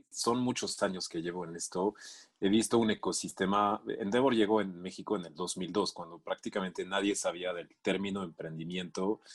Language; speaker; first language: Spanish; non-native, fluent; French